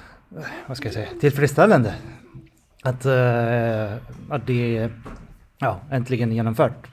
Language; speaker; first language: Swedish; non-native, fluent; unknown